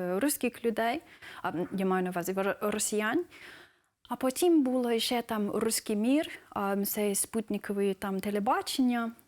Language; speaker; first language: Ukrainian; non-native, fluent; English